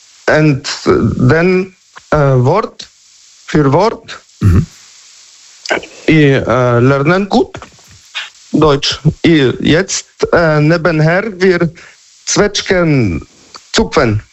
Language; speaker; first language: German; non-native, learner; Polish